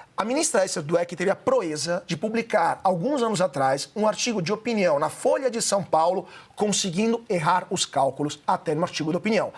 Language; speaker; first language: Portuguese; non-native, fluent; Italian